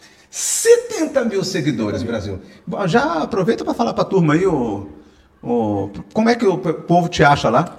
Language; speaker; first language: Portuguese; native; Portuguese